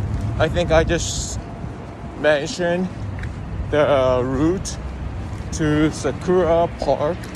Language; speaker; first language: English; non-native, learner; Japanese